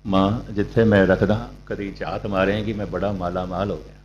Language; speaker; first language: Urdu; non-native, local second language; Punjabi